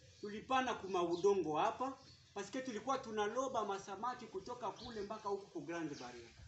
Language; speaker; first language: Swahili; non-native, local second language; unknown